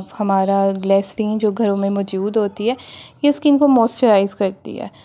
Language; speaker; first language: Hindi; native; Hindi